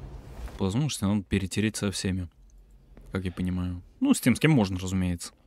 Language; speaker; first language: Russian; native; Russian